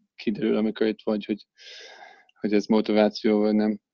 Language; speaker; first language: Hungarian; non-native, fluent; English